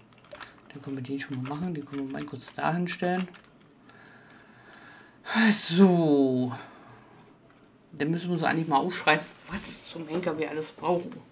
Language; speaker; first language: German; native; German